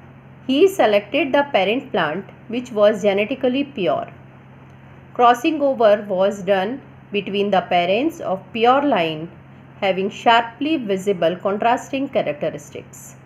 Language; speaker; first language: English; non-native, local second language; Gujarati